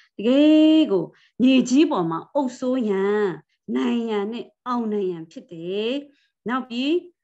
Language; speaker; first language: Burmese; non-native, local second language; Kachin